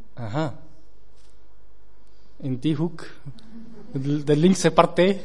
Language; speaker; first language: Dutch; non-native, fluent; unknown